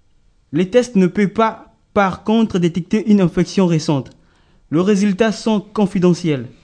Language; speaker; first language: French; native; French